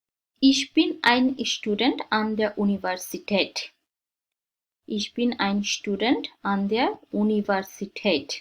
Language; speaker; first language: German; non-native, fluent; Bangla